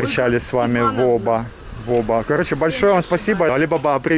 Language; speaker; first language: Russian; native; Russian